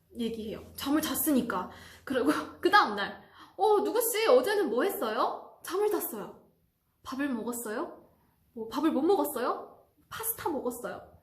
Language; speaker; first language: Korean; native; Korean